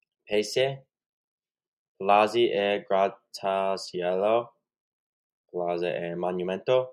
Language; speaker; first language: Italian; non-native, learner; English